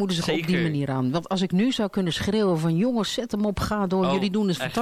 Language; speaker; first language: Dutch; native; Dutch